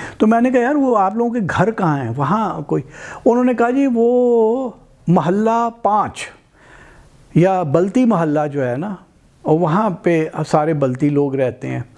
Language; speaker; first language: Urdu; native; Urdu